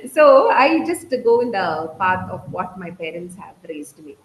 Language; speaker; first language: English; non-native, local second language; Kannada